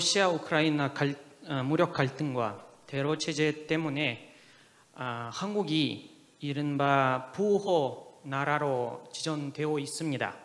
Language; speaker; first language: Korean; non-native, fluent; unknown